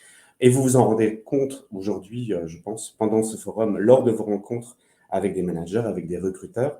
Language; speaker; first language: French; native; French